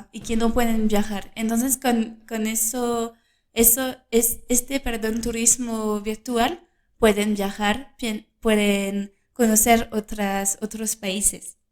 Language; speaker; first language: Spanish; non-native, fluent; French